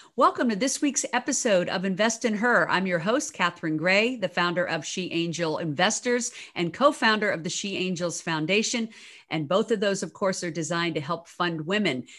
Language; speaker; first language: English; native; English